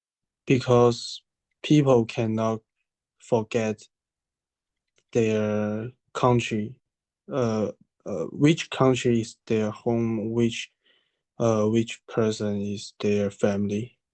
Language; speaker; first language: English; non-native, learner; Chinese